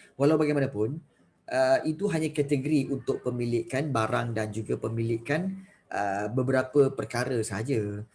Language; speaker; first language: Malay; native; Malay